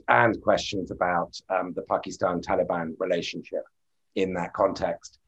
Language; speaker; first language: English; native; English